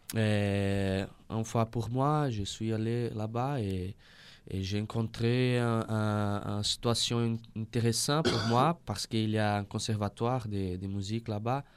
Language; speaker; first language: French; non-native, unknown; Portuguese